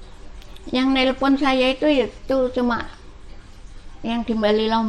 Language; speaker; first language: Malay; non-native, local second language; Javanese